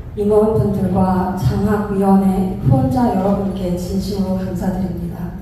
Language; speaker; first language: Korean; early bilingual, heritage; Korean